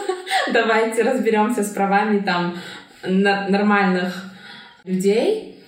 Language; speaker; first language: Russian; non-native, local second language; Kyrgyz